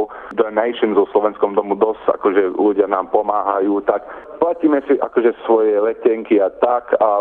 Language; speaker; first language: Slovak; early bilingual, heritage; Slovak